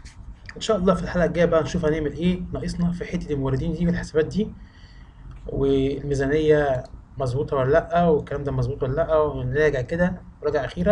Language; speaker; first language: Arabic; native; Arabic